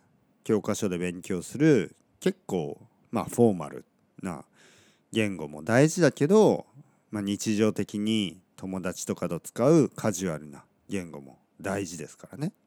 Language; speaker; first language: Japanese; native; Japanese